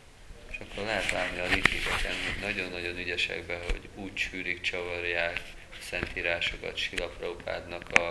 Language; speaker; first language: Hungarian; native; Hungarian